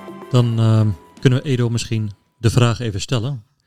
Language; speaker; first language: Dutch; native; Dutch